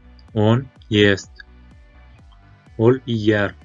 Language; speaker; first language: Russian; non-native, local second language; Turkmen